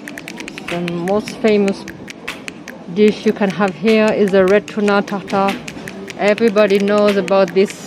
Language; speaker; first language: English; non-native, fluent; French